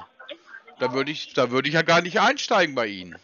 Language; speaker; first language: German; native; German